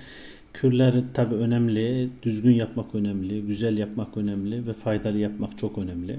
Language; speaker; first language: Turkish; native; Turkish